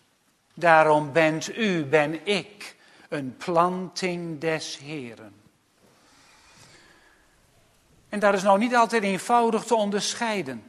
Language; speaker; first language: Dutch; native; Dutch